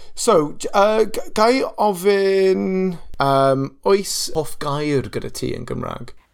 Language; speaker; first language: Welsh; non-native, local second language; English